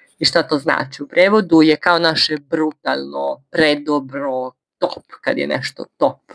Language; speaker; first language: Bosnian; early bilingual, heritage; Bosnian